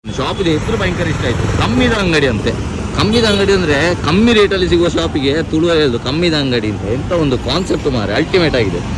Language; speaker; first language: Kannada; non-native, local second language; Tulu